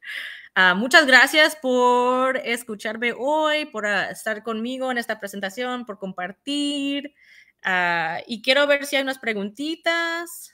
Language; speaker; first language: Spanish; early bilingual, heritage; Spanish